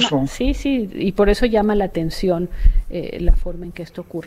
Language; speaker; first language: Spanish; native; Spanish